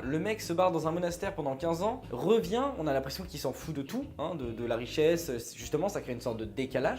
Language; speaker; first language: French; native; French